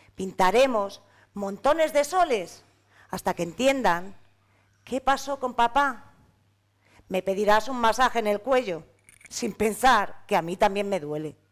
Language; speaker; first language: Spanish; native; Spanish